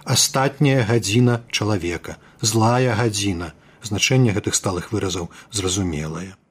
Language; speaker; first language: Belarusian; native; Belarusian